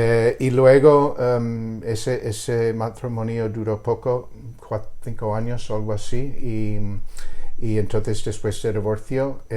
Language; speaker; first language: Spanish; non-native, fluent; English